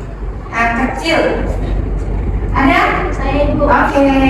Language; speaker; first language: Indonesian; native; Indonesian